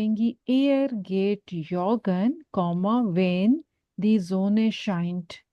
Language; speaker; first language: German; non-native, fluent; Urdu